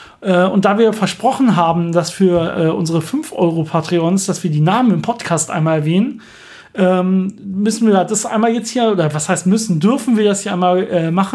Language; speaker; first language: German; native; German